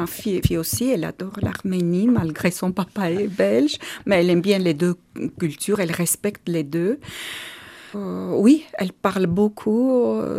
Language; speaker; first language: French; non-native, learner; Armenian